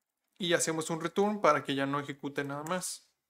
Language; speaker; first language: Spanish; native; Spanish